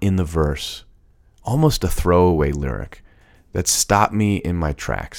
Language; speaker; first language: English; native; English